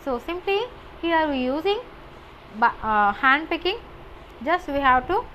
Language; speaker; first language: English; non-native, local second language; Telugu